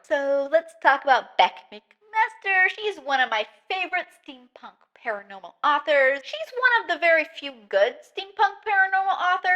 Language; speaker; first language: English; native; English